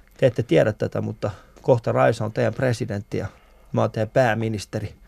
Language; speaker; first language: Finnish; early bilingual, other home language; Persian